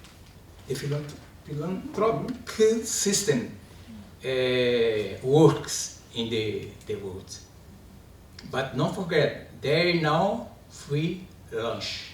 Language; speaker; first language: English; non-native, learner; Portuguese